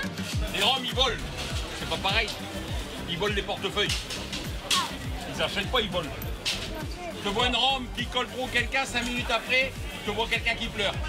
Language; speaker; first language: French; native; French